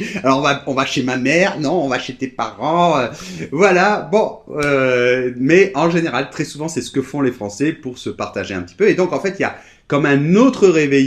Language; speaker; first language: French; native; French